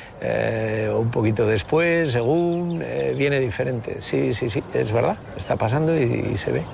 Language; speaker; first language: Spanish; native; Spanish